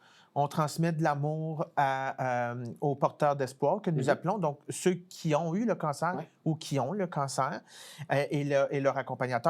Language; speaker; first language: French; native; French